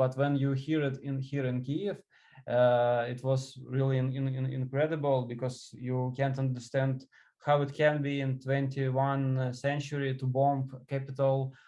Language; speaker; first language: English; non-native, learner; Ukrainian